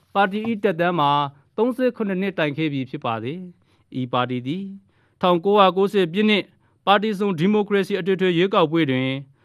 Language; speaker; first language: Burmese; non-native, local second language; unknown